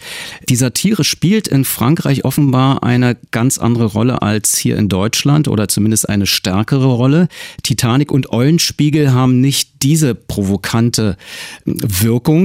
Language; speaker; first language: German; native; German